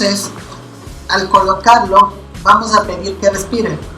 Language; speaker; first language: Spanish; native; Spanish